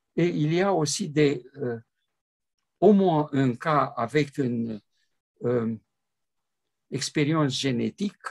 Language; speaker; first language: French; non-native, fluent; Romanian